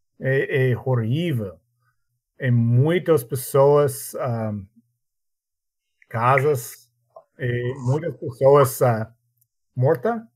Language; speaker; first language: Portuguese; non-native, learner; English